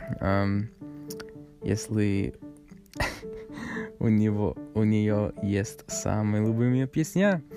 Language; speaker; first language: Russian; non-native, learner; English